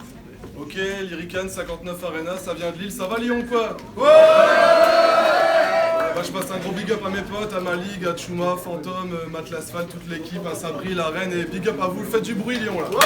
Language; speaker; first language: French; native; French